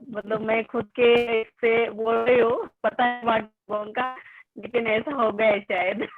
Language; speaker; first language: Hindi; non-native, local second language; Marathi